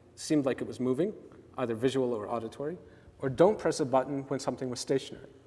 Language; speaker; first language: English; native; English